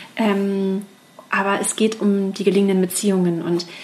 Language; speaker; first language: German; native; German